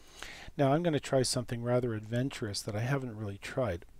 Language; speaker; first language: English; native; English